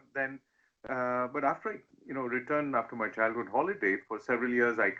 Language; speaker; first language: English; non-native, local second language; Telugu